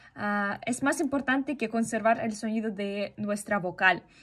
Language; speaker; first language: Spanish; non-native, fluent; Russian